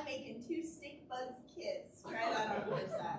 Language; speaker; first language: English; native; English